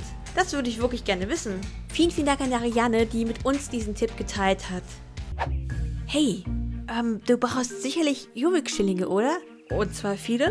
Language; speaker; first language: German; native; German